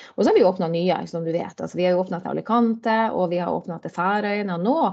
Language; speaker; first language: Norwegian; native; Norwegian